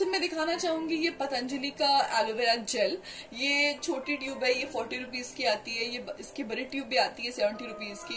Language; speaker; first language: Hindi; native; Hindi